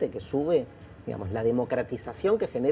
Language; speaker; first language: Spanish; native; Spanish